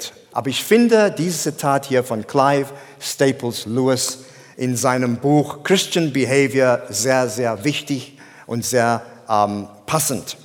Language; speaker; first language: German; non-native, fluent; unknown